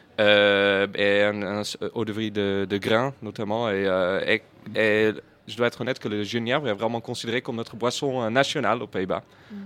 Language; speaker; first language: French; non-native, fluent; Dutch